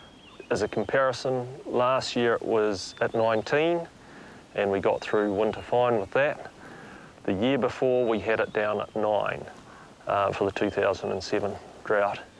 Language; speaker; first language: English; native; English